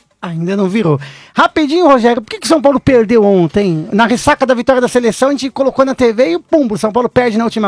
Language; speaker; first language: Portuguese; native; Portuguese